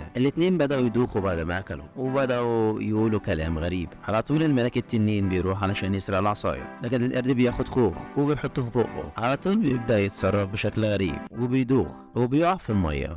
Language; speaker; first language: Arabic; native; Arabic